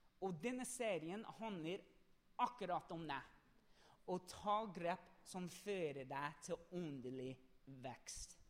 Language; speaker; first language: Norwegian; non-native, fluent; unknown